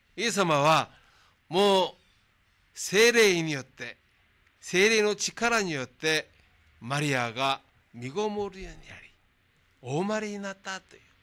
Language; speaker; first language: Japanese; non-native, fluent; Korean